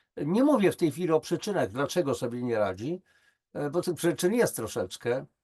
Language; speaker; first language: Polish; native; Polish